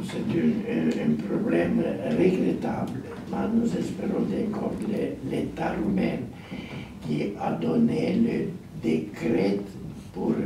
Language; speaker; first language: French; non-native, learner; Romanian